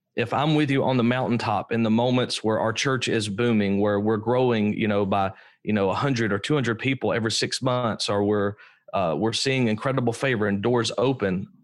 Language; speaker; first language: English; native; English